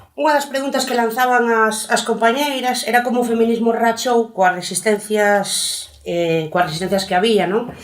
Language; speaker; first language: Galician; early bilingual, other home language; Spanish